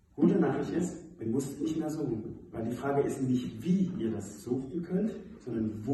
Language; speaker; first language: German; non-native, fluent; Indonesian